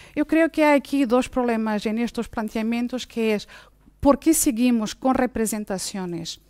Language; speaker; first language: Spanish; non-native, fluent; Portuguese